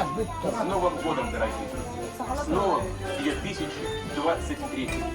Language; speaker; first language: Russian; native; Russian